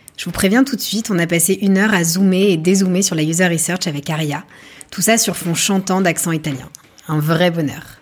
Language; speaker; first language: French; native; French